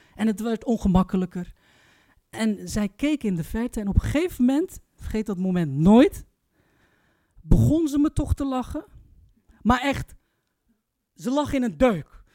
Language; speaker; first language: Dutch; early bilingual, other home language; Turkish